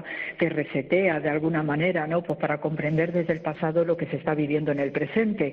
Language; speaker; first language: Spanish; native; Spanish